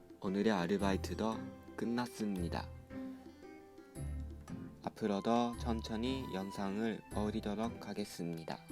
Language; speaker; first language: Korean; non-native, fluent; Japanese